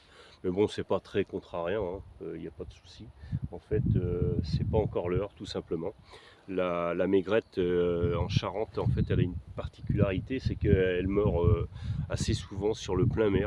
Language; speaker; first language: French; native; French